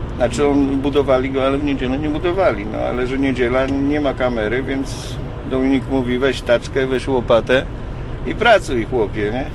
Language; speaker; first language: Polish; native; Polish